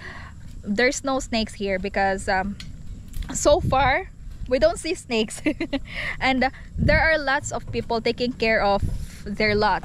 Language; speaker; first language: English; non-native, local second language; Cebuano